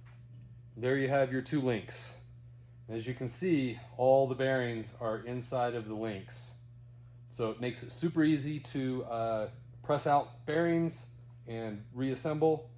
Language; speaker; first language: English; native; English